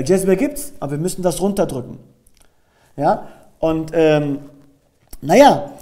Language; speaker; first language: German; early bilingual, other home language; Turkish